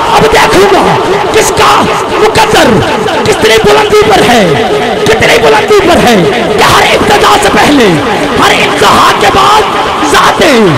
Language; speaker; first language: Urdu; non-native, local second language; Punjabi